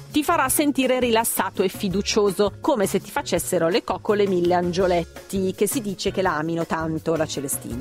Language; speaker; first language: Italian; native; Italian